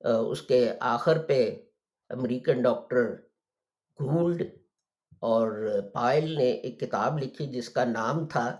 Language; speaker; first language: Urdu; native; Urdu